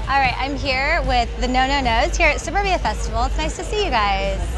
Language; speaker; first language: English; native; English